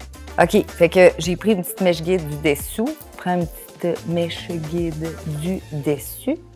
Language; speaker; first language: French; native; French